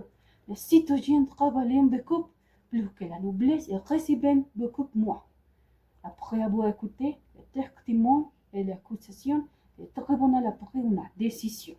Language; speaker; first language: French; non-native, learner; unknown